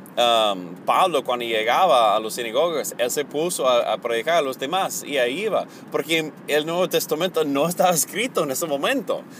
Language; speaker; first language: Spanish; non-native, fluent; English